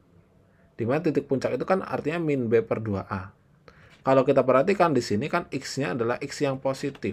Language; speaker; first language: Indonesian; native; Indonesian